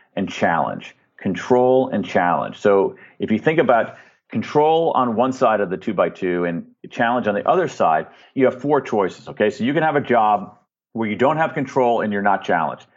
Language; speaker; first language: English; native; English